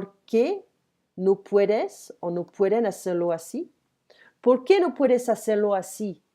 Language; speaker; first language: Spanish; non-native, fluent; French